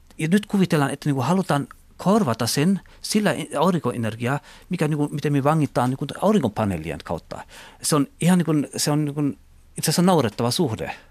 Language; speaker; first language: Finnish; non-native, local second language; Swedish